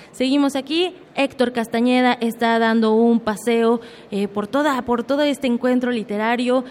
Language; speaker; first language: Spanish; native; Spanish